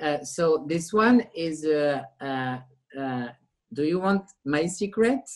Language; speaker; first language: English; non-native, learner; French